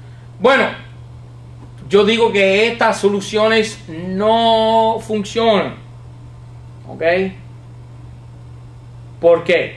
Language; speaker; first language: Spanish; non-native, fluent; English